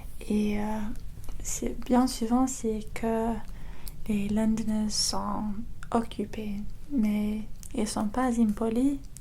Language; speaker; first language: French; non-native, fluent; English